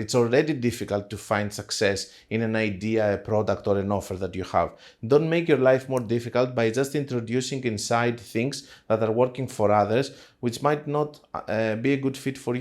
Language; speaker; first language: English; non-native, fluent; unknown